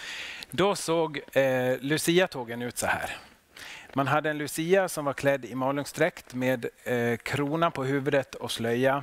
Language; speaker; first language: Swedish; non-native, local second language; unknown